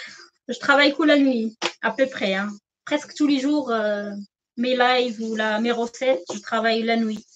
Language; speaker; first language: French; non-native, local second language; Arabic